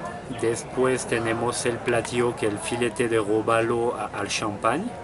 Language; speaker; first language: Spanish; non-native, fluent; French